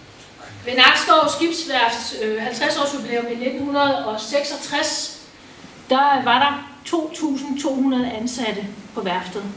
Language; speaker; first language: Danish; native; Danish